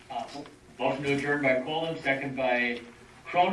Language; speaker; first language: English; native; English